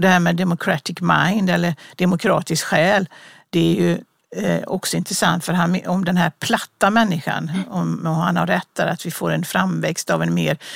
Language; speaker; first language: Swedish; native; Swedish